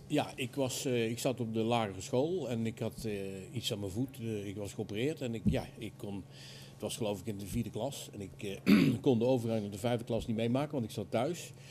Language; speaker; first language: Dutch; native; Dutch